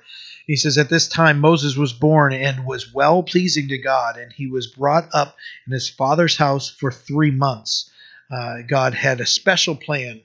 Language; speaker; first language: English; native; English